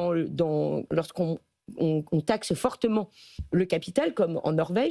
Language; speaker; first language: French; native; French